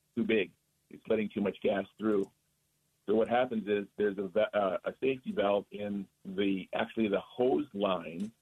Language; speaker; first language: English; native; English